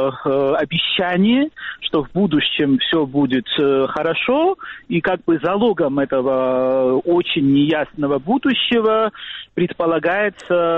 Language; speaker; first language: Russian; non-native, fluent; Georgian